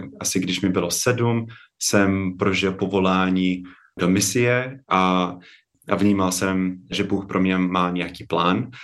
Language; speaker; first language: Czech; non-native, fluent; English